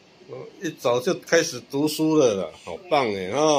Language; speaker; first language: Chinese; non-native, local second language; Min Nan Chinese